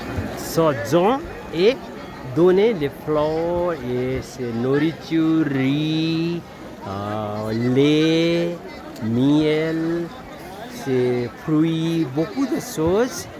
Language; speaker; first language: French; non-native, learner; Nepali